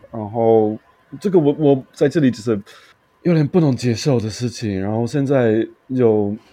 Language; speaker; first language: Chinese; non-native, fluent; English